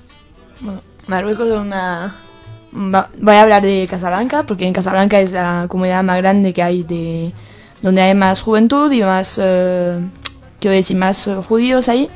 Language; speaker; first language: Spanish; non-native, fluent; French